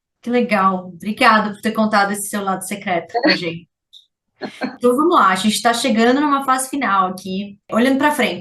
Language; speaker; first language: Portuguese; native; Portuguese